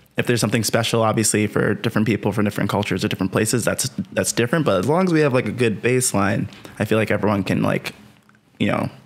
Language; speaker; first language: English; native; English